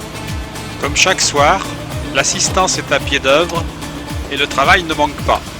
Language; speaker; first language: French; native; French